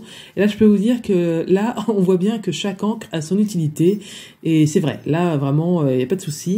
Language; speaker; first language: French; native; French